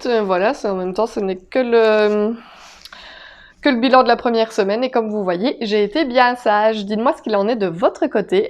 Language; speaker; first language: French; native; French